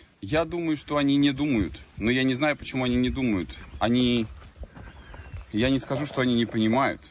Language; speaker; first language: Russian; native; Russian